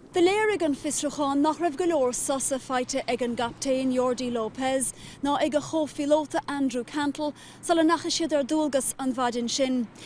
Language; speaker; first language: Irish; native; Irish